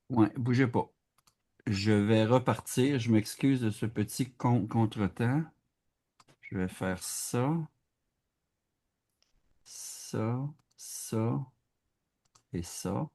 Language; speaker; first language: French; native; French